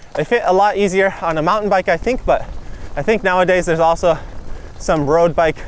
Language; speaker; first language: English; native; English